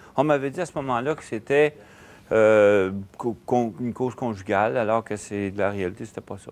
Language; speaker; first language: French; native; French